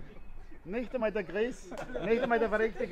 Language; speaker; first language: German; native; German